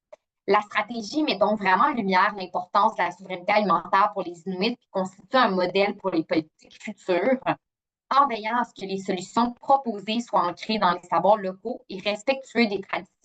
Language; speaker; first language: French; native; French